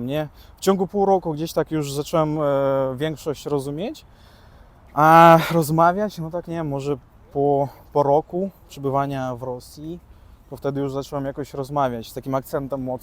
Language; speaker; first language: Polish; early bilingual, other home language; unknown